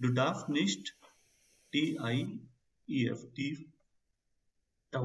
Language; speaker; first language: German; non-native, fluent; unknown